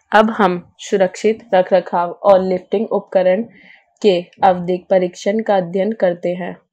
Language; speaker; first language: Hindi; native; Hindi